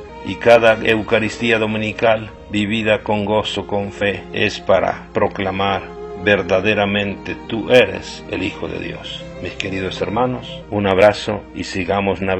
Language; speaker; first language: Spanish; native; Spanish